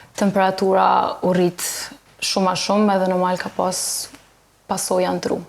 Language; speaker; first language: Albanian; early bilingual, heritage; Albanian